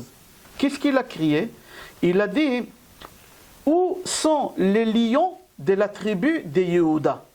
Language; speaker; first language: French; native; French